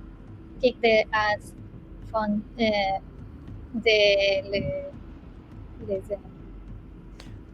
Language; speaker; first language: French; non-native, learner; Spanish